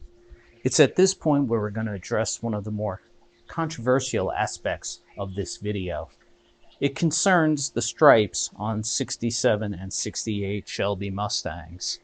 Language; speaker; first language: English; native; English